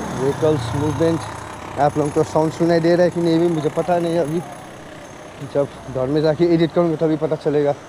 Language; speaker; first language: Hindi; non-native, local second language; Nepali